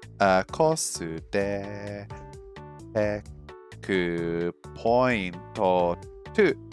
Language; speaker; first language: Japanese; non-native, learner; English